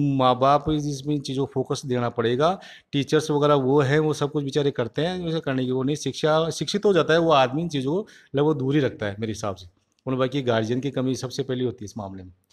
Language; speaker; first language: Hindi; native; Hindi